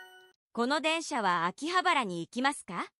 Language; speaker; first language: Japanese; non-native, learner; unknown